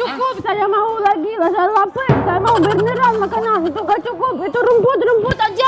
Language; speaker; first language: Indonesian; non-native, learner; Russian